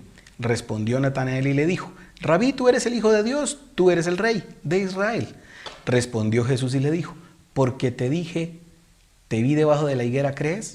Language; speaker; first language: Spanish; native; Spanish